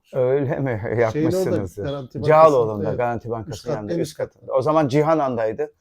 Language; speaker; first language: Turkish; native; Turkish